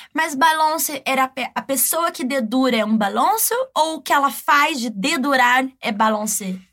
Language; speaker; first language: Portuguese; native; Portuguese